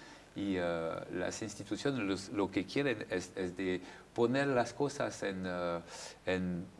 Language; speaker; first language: Spanish; non-native, fluent; French